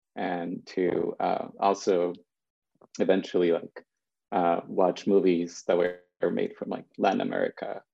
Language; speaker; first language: English; early bilingual, other home language; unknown